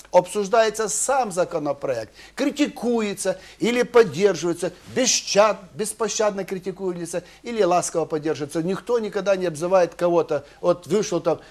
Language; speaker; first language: Russian; non-native, local second language; Ukrainian